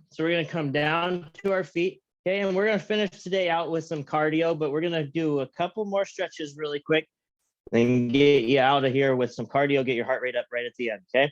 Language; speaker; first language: English; native; English